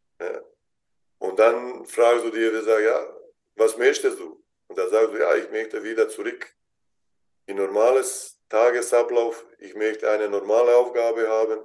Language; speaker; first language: German; non-native, fluent; Bosnian